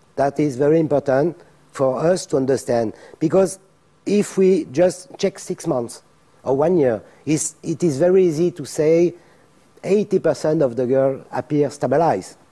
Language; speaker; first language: English; non-native, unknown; French